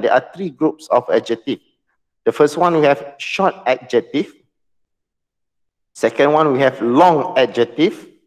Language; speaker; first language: English; non-native, local second language; Malay